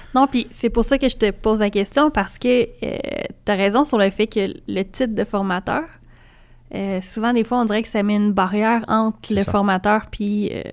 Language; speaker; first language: French; native; French